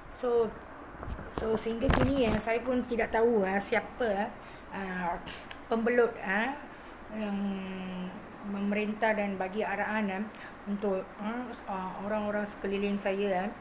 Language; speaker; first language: Malay; non-native, local second language; Tamil